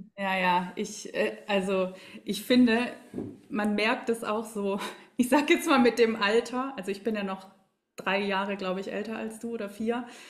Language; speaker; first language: German; native; German